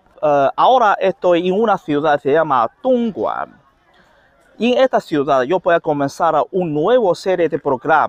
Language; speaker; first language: Spanish; non-native, learner; Chinese